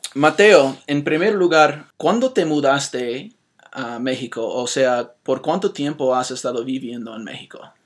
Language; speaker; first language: Spanish; non-native, fluent; English